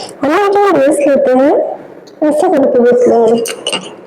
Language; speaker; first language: Hindi; non-native, local second language; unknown